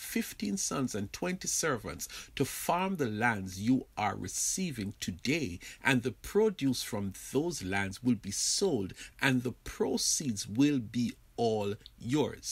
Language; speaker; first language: English; native; English